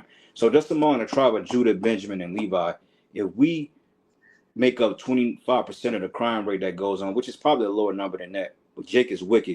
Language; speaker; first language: English; native; English